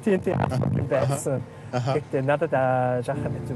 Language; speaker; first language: Mongolian; non-native, learner; English